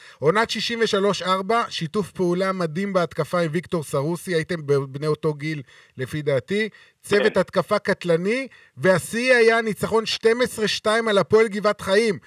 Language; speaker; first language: Hebrew; native; Hebrew